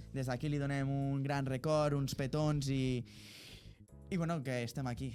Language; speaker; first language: Catalan; native; Catalan